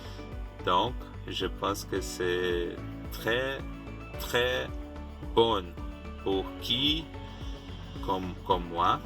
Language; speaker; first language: French; non-native, fluent; Portuguese